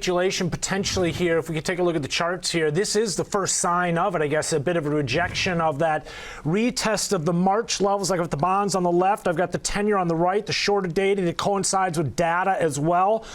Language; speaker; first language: English; native; English